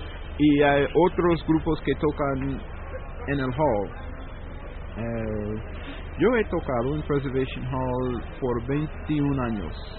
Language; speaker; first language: Spanish; non-native, fluent; English